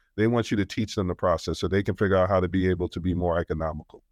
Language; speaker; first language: English; native; English